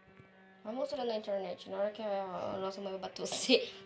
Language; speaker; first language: Portuguese; native; Portuguese